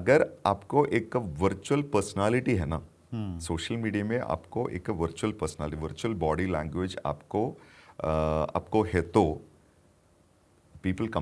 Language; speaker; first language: Hindi; non-native, local second language; Malayalam